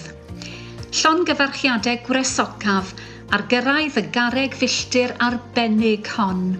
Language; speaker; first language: Welsh; native; Welsh